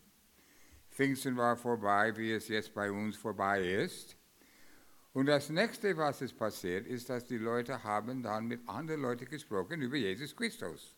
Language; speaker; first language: German; non-native, fluent; English